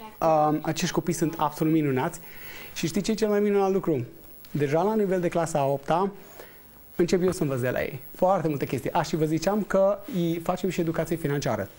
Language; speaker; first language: Romanian; native; Romanian